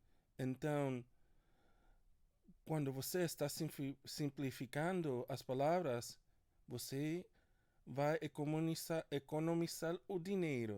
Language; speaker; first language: Portuguese; non-native, learner; English